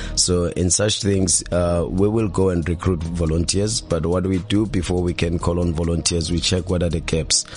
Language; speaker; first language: English; non-native, local second language; Zulu